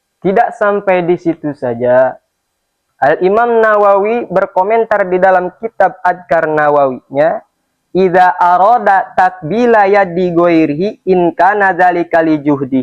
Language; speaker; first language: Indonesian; native; Indonesian